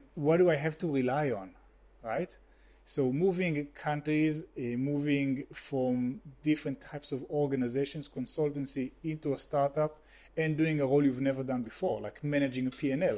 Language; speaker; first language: English; non-native, fluent; Hebrew